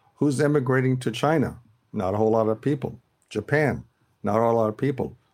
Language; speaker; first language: English; native; English